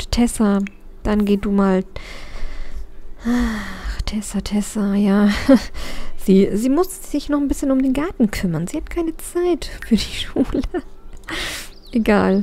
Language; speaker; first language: German; native; German